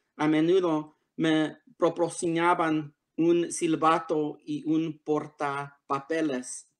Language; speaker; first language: Spanish; early bilingual, heritage; Spanish